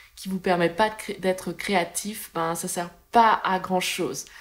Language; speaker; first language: French; native; French